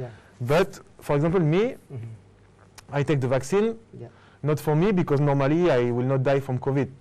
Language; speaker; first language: English; non-native, fluent; French